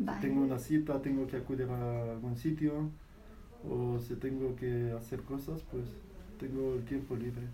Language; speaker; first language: Spanish; non-native, fluent; Arabic